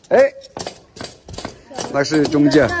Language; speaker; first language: Chinese; native; Chinese